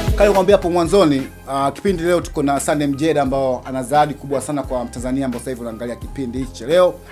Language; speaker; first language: Swahili; native; Swahili